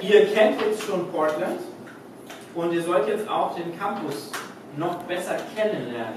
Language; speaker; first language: German; native; German